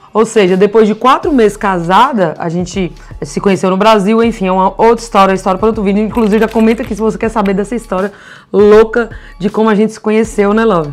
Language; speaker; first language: Portuguese; native; Portuguese